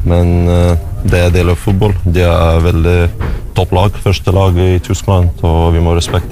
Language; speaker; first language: Norwegian; non-native, learner; Russian